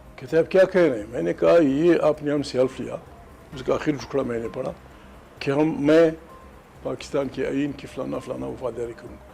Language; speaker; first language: Urdu; non-native, local second language; Pashto